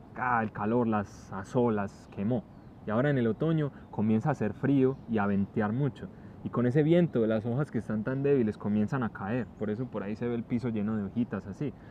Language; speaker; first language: Spanish; native; Spanish